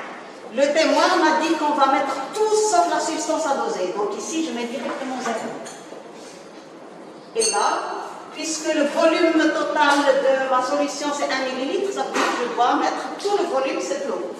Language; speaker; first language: French; non-native, local second language; Arabic